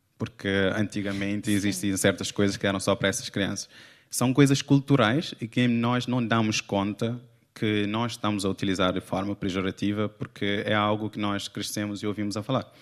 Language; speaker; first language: Portuguese; non-native, local second language; Kabuverdianu